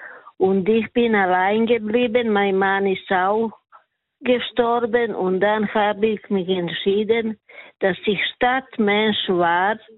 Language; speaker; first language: German; non-native, fluent; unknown